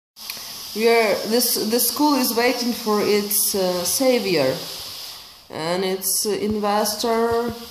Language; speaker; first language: English; non-native, fluent; Ukrainian